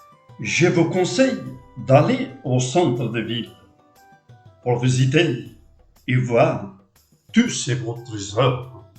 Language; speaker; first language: French; non-native, fluent; Portuguese